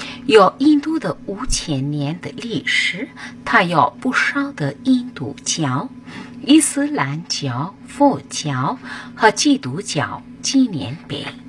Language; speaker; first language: Chinese; non-native, fluent; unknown